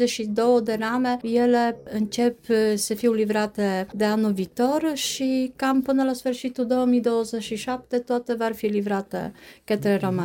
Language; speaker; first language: Romanian; non-native, fluent; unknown